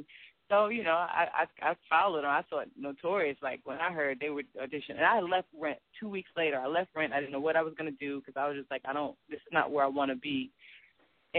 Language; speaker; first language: English; native; English